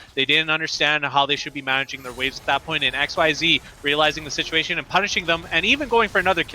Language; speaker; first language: English; native; English